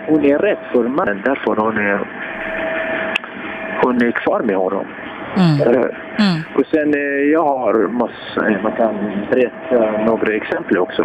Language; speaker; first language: Swedish; non-native, fluent; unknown